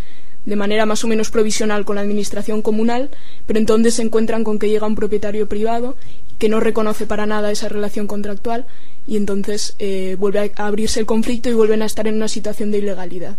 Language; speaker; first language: Spanish; native; Spanish